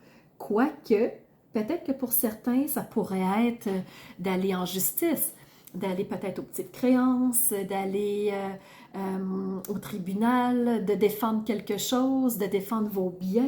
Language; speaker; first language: French; native; French